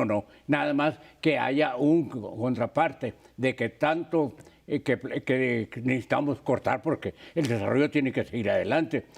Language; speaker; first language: Spanish; native; Spanish